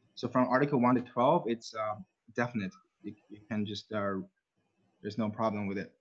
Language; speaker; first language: English; non-native, fluent; Chinese